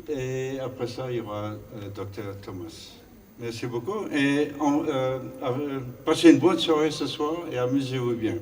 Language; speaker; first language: French; non-native, fluent; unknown